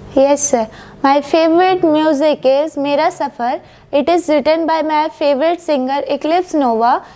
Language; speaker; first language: English; non-native, local second language; Hindi